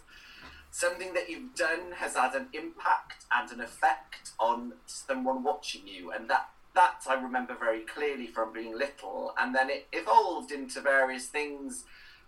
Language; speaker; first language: English; non-native, local second language; Welsh